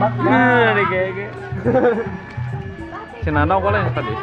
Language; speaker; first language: Indonesian; non-native, local second language; Sundanese